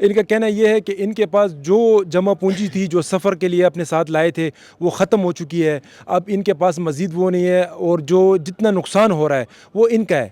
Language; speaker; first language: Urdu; non-native, local second language; Pashto